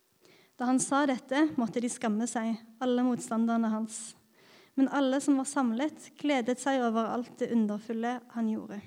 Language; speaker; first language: Norwegian; native; Norwegian